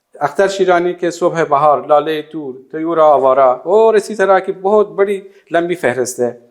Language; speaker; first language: Urdu; non-native, fluent; Persian